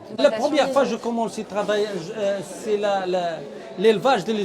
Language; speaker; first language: French; non-native, learner; Arabic